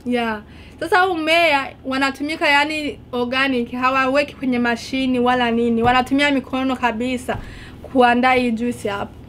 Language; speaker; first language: Swahili; non-native, local second language; Rundi